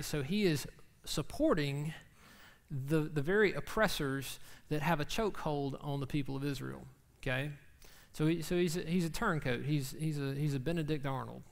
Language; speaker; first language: English; native; English